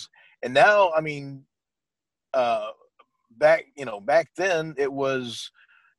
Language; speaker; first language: English; native; English